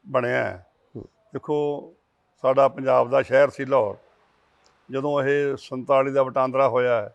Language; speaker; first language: Punjabi; native; Punjabi